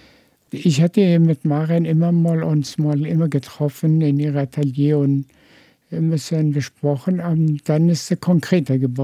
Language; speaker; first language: German; non-native, fluent; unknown